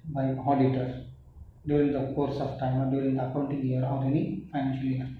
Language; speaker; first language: English; non-native, local second language; Kannada